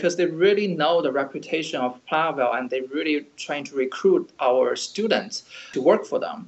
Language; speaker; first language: English; non-native, fluent; Chinese